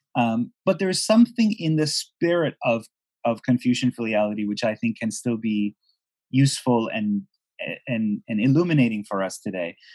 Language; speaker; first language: English; non-native, fluent; Persian